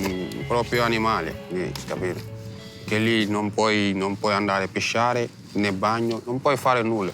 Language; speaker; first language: Italian; non-native, learner; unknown